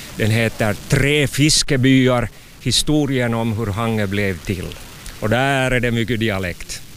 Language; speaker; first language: Swedish; native; Swedish